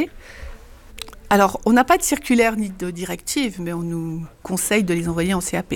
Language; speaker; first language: French; native; French